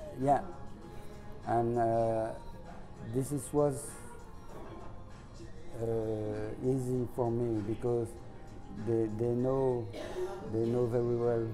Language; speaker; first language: English; non-native, learner; French